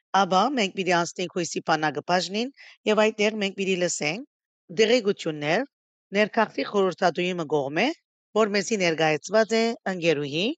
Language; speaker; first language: Armenian; early bilingual, heritage; Armenian